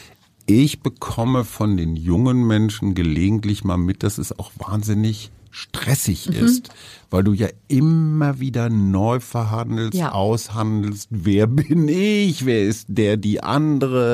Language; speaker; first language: German; native; German